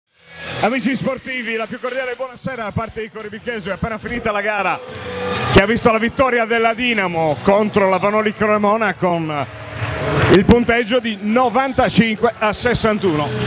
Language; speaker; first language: Italian; native; Italian